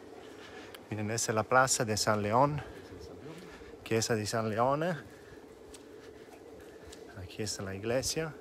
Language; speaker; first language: Spanish; non-native, fluent; Italian